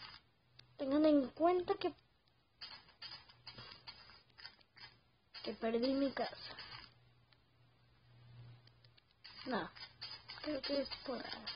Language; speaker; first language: Spanish; native; Spanish